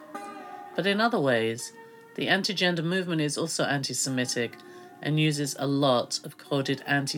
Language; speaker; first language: English; native; English